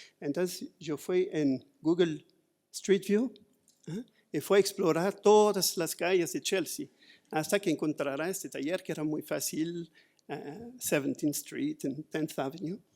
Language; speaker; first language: Spanish; non-native, fluent; French